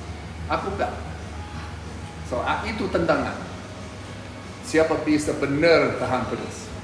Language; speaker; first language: Indonesian; non-native, fluent; English